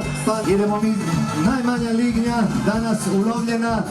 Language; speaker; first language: Bosnian; native; Bosnian